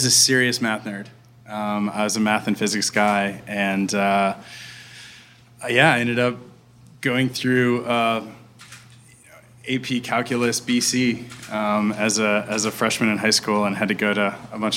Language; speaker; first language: English; native; English